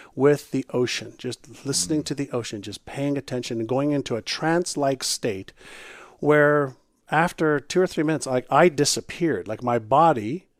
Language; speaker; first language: English; non-native, fluent; Hebrew